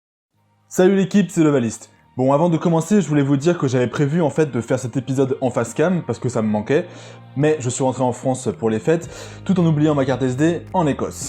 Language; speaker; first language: French; native; French